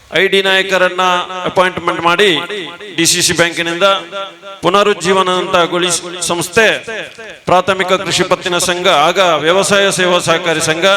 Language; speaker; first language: Kannada; native; Kannada